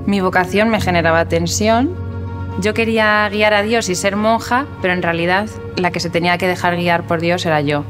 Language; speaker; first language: Spanish; native; Spanish